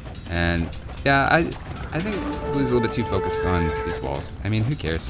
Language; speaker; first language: English; native; English